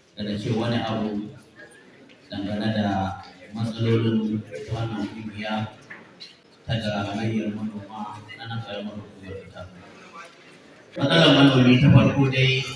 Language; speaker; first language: Hausa; native; Hausa